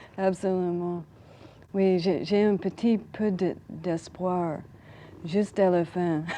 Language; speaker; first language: French; non-native, learner; English